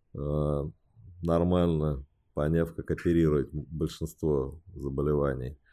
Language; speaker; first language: Russian; early bilingual, other home language; Chinese